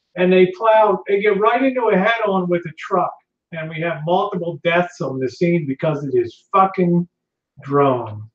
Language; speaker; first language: English; native; English